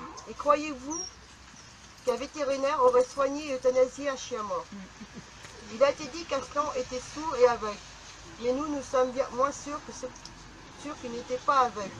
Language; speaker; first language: French; native; French